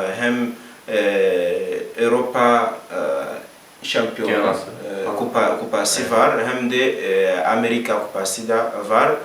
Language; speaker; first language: Turkish; non-native, learner; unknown